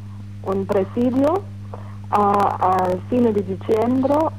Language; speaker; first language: Italian; non-native, fluent; German